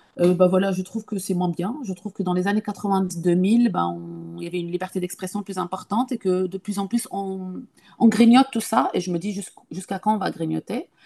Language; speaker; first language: French; non-native, local second language; Arabic